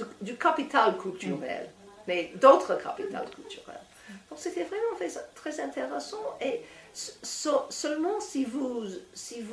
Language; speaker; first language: French; non-native, fluent; English